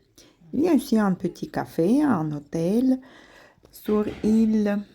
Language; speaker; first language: French; non-native, fluent; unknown